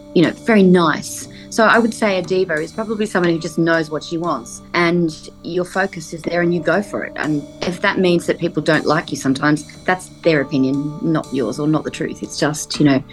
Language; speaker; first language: English; native; English